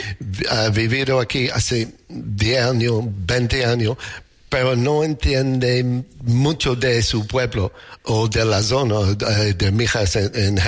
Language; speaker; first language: Spanish; non-native, fluent; English